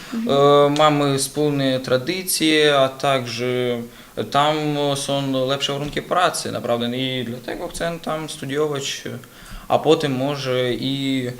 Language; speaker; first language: Polish; non-native, learner; Ukrainian